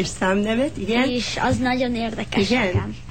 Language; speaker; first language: Hungarian; early bilingual, heritage; Hungarian